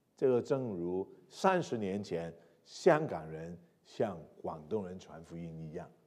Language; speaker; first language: Chinese; non-native, local second language; Cantonese